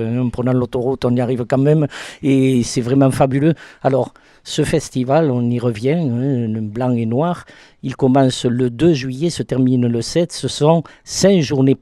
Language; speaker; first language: French; native; French